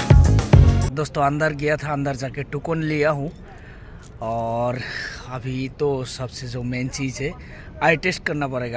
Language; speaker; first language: Hindi; non-native, local second language; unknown